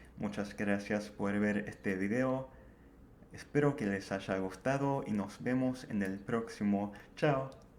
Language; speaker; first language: Spanish; non-native, fluent; English